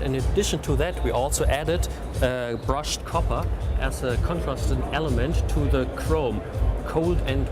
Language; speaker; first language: English; non-native, fluent; German